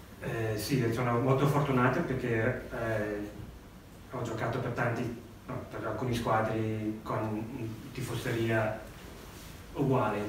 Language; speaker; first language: Italian; non-native, learner; English